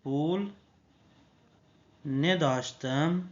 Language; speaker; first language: Persian; non-native, fluent; Urdu